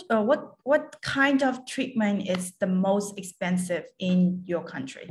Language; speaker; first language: English; non-native, fluent; Khmer